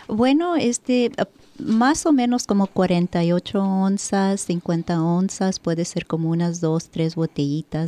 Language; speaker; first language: Spanish; early bilingual, heritage; Spanish